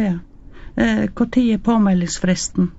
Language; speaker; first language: Norwegian; native; Norwegian